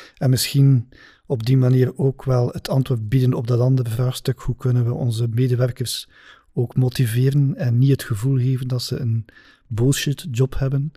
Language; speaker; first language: Dutch; native; Dutch